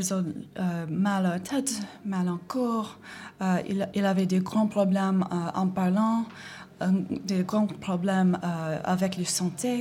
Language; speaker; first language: French; non-native, learner; English